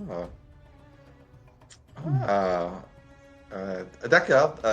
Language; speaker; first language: French; non-native, learner; English